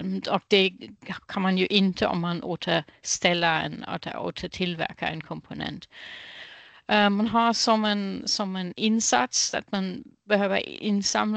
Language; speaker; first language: Swedish; non-native, fluent; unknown